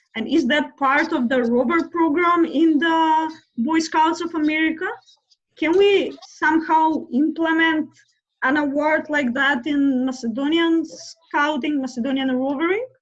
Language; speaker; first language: English; non-native, fluent; Macedonian